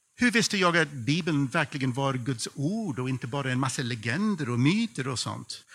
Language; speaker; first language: Swedish; non-native, fluent; English